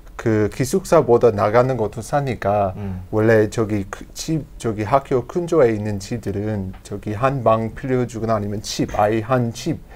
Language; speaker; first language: Korean; non-native, learner; English